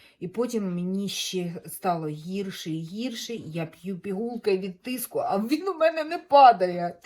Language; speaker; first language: Ukrainian; native; Ukrainian